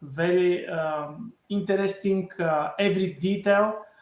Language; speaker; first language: English; non-native, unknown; Bulgarian